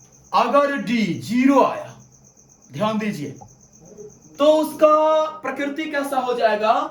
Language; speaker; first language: Hindi; native; Hindi